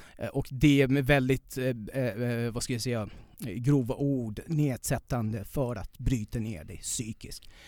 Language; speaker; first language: Swedish; non-native, fluent; Persian